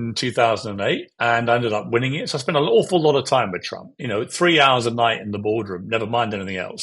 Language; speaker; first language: English; native; English